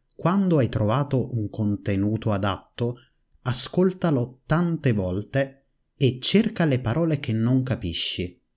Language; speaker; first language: Italian; native; Italian